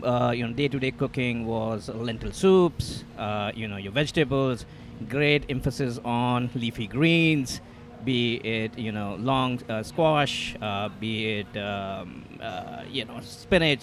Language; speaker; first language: English; non-native, local second language; Hindi